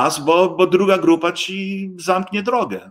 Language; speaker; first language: Polish; early bilingual, heritage; English